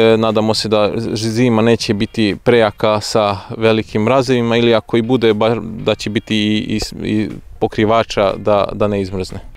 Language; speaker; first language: Croatian; non-native, local second language; Hungarian